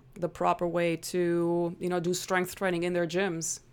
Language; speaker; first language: English; non-native, fluent; German